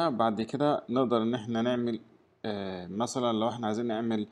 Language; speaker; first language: Arabic; native; Arabic